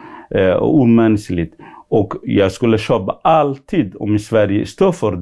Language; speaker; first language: Swedish; non-native, fluent; Somali